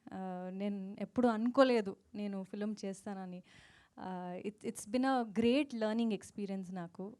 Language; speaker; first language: Telugu; non-native, local second language; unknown